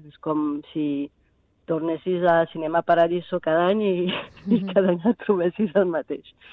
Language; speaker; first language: Catalan; non-native, fluent; French